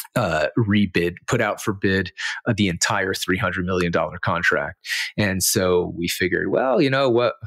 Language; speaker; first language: English; native; English